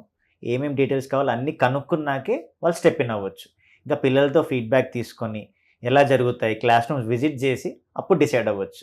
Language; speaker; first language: Telugu; native; Telugu